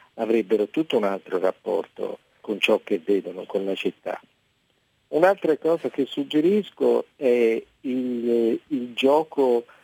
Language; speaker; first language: Italian; native; Italian